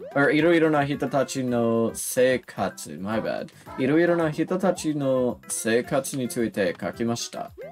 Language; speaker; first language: Japanese; non-native, learner; English